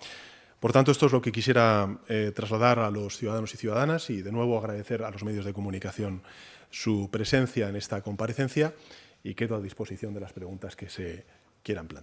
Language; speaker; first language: Spanish; native; Spanish